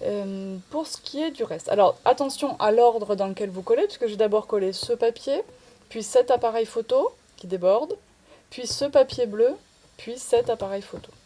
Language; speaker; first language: French; native; French